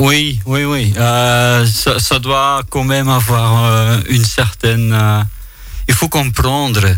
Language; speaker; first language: French; non-native, local second language; Dutch